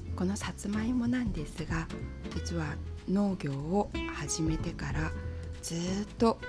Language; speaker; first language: Japanese; non-native, fluent; Chinese